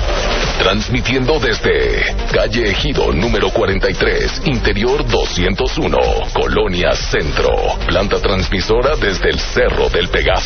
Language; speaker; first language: Spanish; native; Spanish